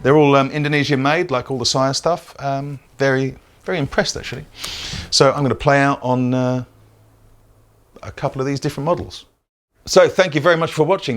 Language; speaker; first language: English; native; English